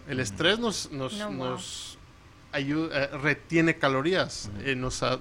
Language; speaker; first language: Spanish; early bilingual, heritage; Spanish